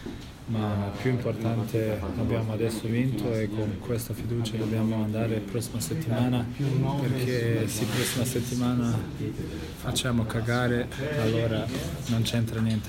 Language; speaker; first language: Italian; non-native, fluent; Bosnian